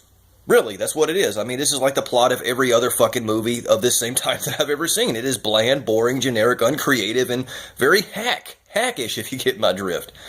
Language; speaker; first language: English; native; English